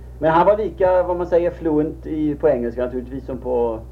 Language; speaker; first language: Swedish; native; Swedish